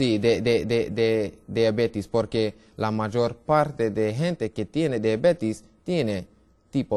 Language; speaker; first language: Spanish; non-native, learner; English